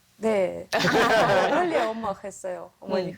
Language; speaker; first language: Korean; non-native, learner; Russian